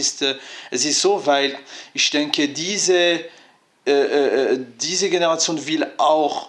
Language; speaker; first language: German; non-native, fluent; French